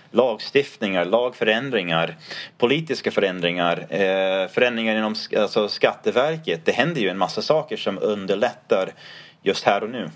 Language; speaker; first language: Swedish; non-native, fluent; English